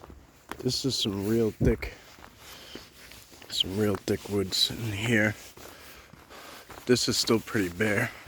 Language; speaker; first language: English; native; English